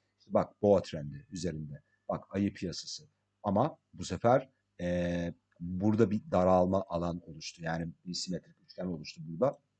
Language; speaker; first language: Turkish; early bilingual, heritage; English